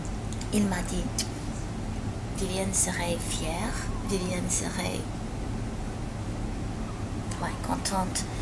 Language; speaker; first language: French; non-native, fluent; English